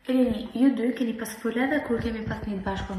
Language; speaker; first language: Albanian; early bilingual, heritage; Albanian